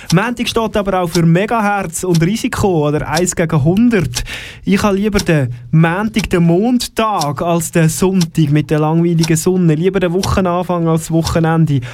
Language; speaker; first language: German; native; German